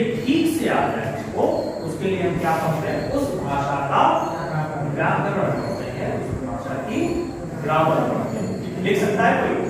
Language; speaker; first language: Hindi; native; Hindi